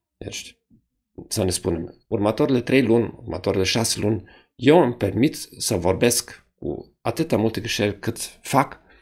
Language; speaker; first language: Romanian; non-native, fluent; German